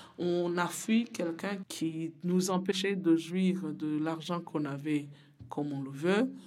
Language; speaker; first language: French; non-native, local second language; Rundi